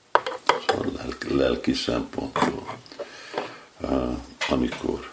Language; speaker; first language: Hungarian; non-native, fluent; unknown